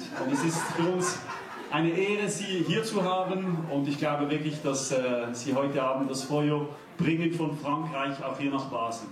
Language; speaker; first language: German; native; German